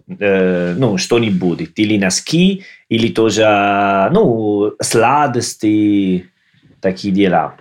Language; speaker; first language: Russian; non-native, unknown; Italian